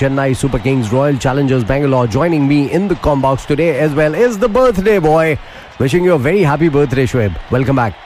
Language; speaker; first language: English; non-native, local second language; Hindi